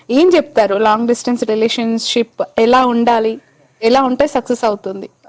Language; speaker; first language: Telugu; native; Telugu